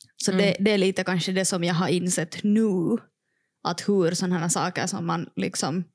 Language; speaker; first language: Swedish; non-native, local second language; Finnish